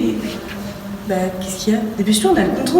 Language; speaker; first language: French; native; French